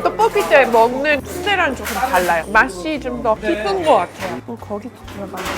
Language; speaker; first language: Korean; non-native, fluent; English